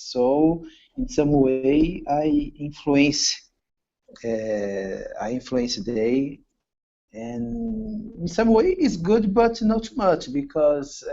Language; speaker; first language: English; non-native, learner; Portuguese